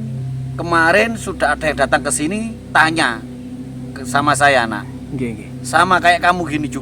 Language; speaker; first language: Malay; non-native, local second language; Javanese